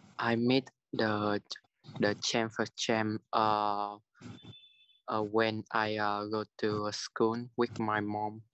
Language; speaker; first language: English; non-native, learner; Vietnamese